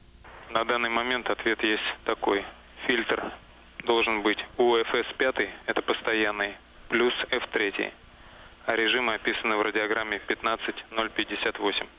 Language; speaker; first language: Russian; native; Russian